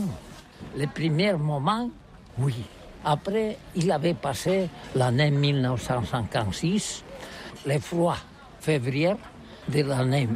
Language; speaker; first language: French; non-native, learner; Catalan